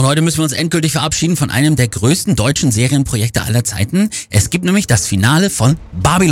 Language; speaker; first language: German; native; German